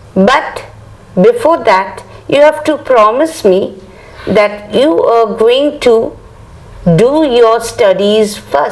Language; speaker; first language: English; non-native, local second language; Bangla